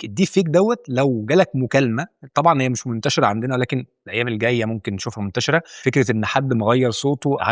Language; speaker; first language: Arabic; native; Arabic